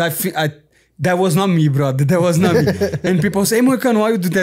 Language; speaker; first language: English; non-native, fluent; Portuguese